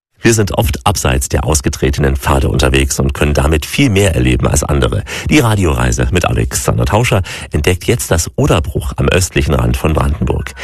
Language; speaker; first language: German; native; German